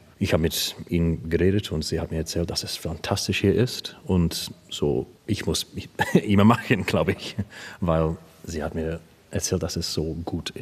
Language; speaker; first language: German; non-native, learner; English